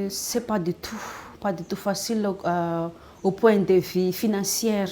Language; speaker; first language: French; non-native, local second language; Malagasy